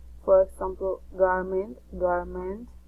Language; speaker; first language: English; non-native, learner; Spanish